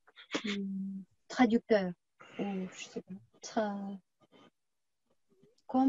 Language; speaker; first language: French; non-native, fluent; Tuvinian